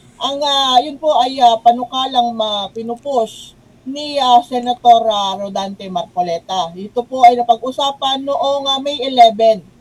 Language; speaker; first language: Filipino; non-native, local second language; Cebuano